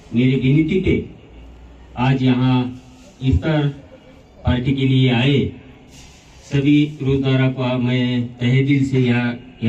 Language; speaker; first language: Hindi; non-native, local second language; Marathi